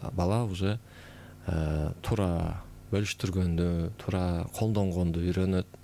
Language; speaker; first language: Kyrgyz; native; Kyrgyz